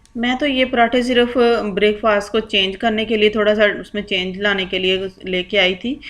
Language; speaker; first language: Urdu; non-native, local second language; Punjabi